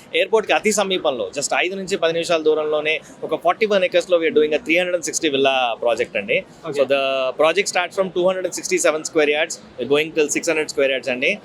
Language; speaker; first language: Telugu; native; Telugu